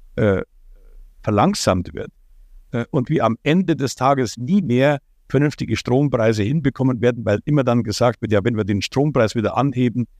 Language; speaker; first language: German; non-native, fluent; Ukrainian